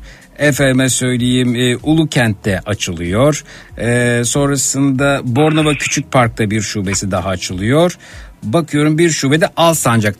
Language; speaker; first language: Turkish; native; Turkish